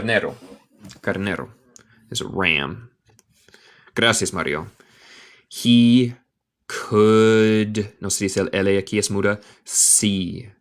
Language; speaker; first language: Spanish; non-native, learner; English